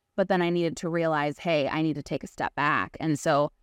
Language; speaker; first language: English; native; English